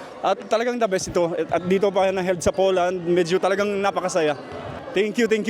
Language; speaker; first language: Filipino; non-native, local second language; Waray